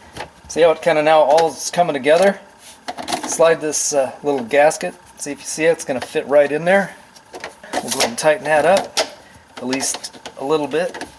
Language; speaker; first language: English; native; English